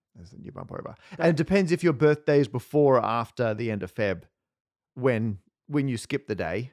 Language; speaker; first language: English; native; English